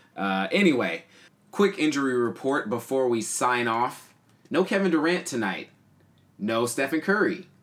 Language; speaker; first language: English; native; English